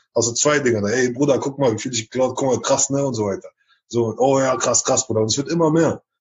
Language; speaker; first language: German; early bilingual, other home language; Chechen